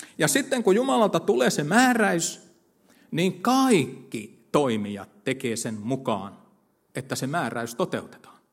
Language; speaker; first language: Finnish; native; Finnish